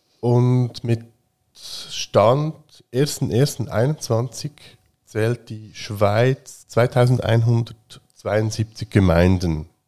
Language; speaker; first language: German; native; German